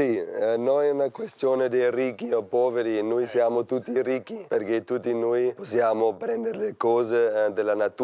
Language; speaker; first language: Italian; non-native, fluent; German